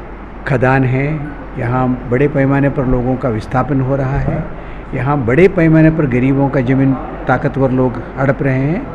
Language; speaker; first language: Hindi; native; Hindi